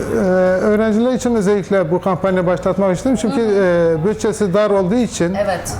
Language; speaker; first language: Turkish; native; Turkish